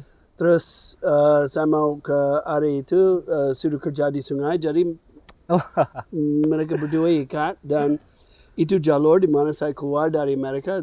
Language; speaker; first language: Indonesian; non-native, fluent; English